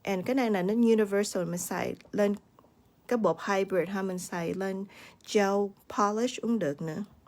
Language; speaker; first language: Vietnamese; early bilingual, heritage; Vietnamese